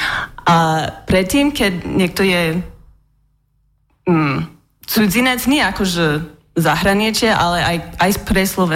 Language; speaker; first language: Slovak; non-native, learner; English